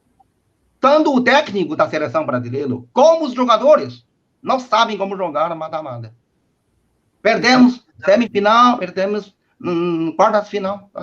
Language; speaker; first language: Portuguese; non-native, fluent; Chinese